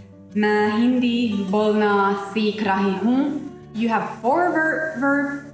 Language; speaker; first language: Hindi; non-native, learner; Finnish